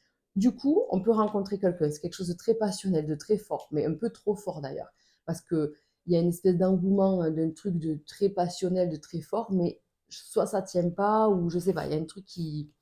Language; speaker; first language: French; native; French